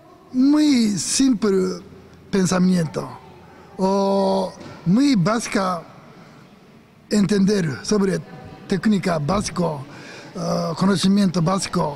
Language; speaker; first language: Spanish; non-native, learner; Japanese